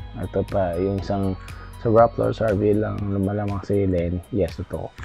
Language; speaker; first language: Filipino; non-native, local second language; Pampanga